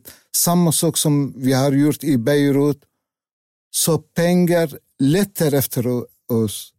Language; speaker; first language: Swedish; non-native, learner; Arabic